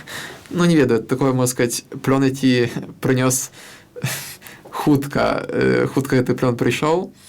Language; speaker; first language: Belarusian; non-native, local second language; Russian